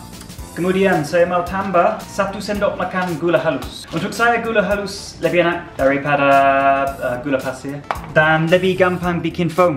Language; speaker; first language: Indonesian; non-native, learner; English